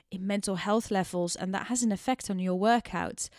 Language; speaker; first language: English; non-native, fluent; Dutch